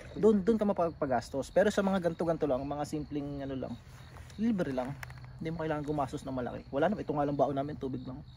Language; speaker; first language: Filipino; native; Filipino